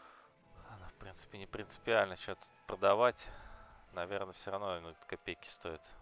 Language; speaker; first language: Russian; native; Russian